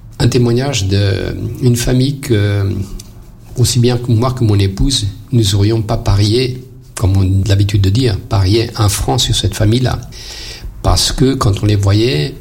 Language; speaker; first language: French; non-native, fluent; Portuguese